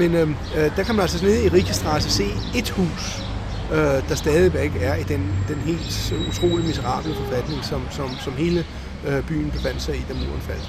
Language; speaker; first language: Danish; native; Danish